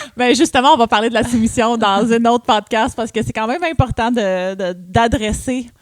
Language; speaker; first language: French; early bilingual, other home language; English